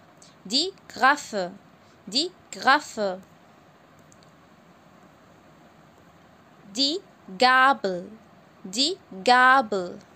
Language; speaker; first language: German; non-native, fluent; Arabic